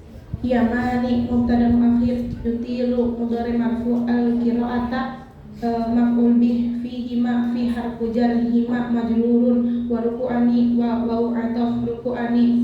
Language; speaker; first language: Arabic; non-native, learner; Indonesian